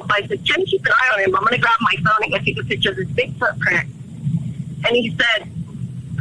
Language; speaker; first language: English; native; English